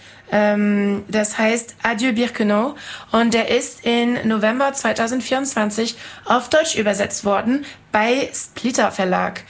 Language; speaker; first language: German; non-native, fluent; French